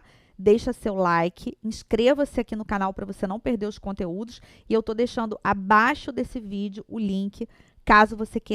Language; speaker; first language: Portuguese; native; Portuguese